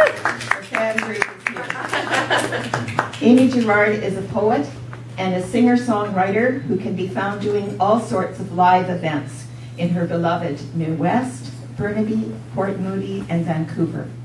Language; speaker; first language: English; native; English